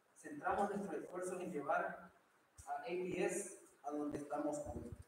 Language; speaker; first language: Spanish; native; Spanish